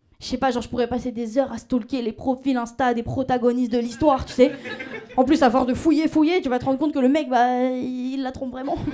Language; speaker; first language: French; native; French